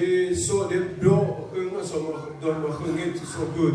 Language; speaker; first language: Swedish; non-native, fluent; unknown